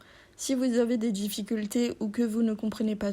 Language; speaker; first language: French; native; French